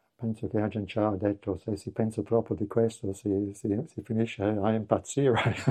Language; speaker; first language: Italian; non-native, fluent; English